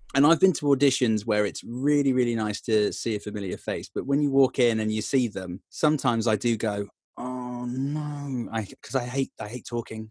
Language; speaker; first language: English; native; English